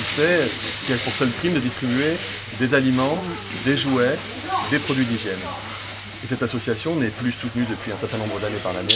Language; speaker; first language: French; native; French